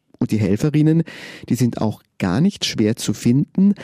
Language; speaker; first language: German; native; German